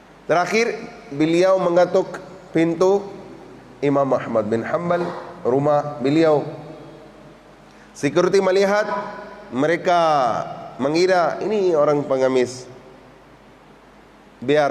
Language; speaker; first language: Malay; non-native, fluent; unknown